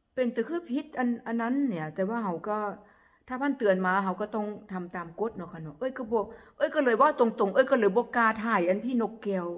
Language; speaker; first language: Northeastern Thai; non-native, local second language; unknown